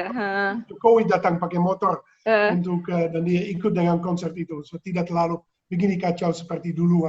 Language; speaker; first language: Indonesian; non-native, fluent; Dutch